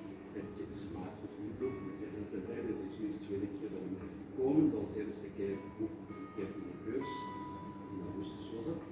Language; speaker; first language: Dutch; non-native, learner; Kurdish